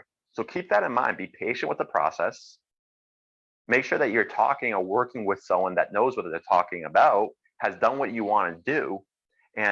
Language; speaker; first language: English; native; English